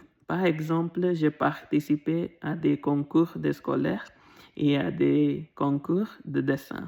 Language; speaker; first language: French; non-native, learner; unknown